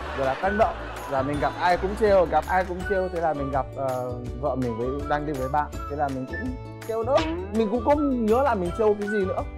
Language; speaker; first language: Vietnamese; non-native, fluent; Yoruba